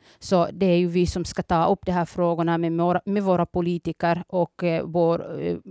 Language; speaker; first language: Swedish; early bilingual, other home language; Somali